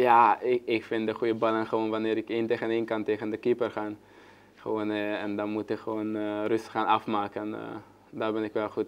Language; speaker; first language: Dutch; non-native, learner; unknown